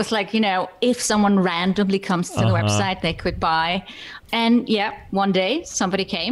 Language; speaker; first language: English; non-native, fluent; Icelandic